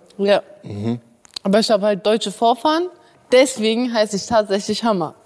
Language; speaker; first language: German; early bilingual, other home language; Russian